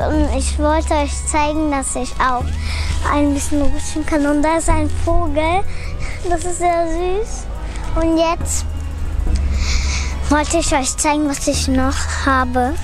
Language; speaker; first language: German; early bilingual, other home language; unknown